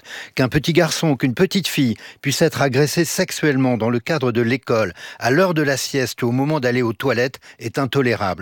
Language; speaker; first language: French; native; French